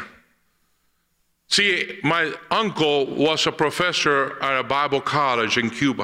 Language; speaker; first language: English; early bilingual, other home language; Spanish